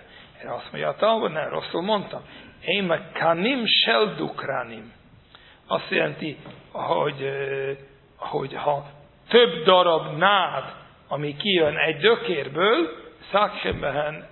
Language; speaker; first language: Hungarian; non-native, fluent; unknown